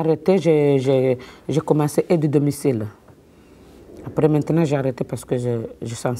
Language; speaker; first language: French; non-native, learner; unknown